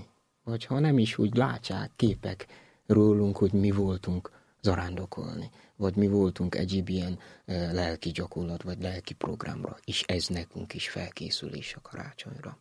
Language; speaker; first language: Hungarian; non-native, learner; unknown